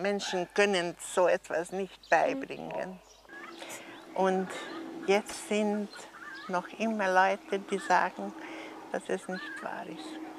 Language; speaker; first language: German; non-native, fluent; Hungarian